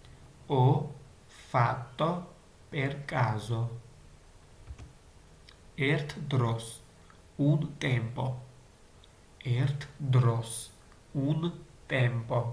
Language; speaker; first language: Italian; non-native, learner; Georgian